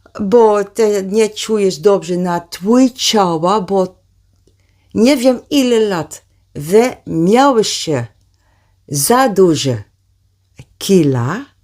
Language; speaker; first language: Polish; non-native, learner; Dutch